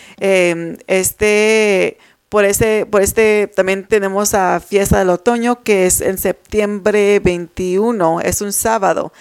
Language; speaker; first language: Spanish; early bilingual, heritage; Spanish